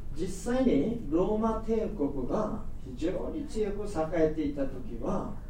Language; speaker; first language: Japanese; non-native, fluent; Korean